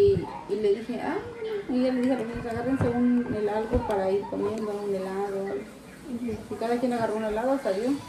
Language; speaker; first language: Spanish; native; Spanish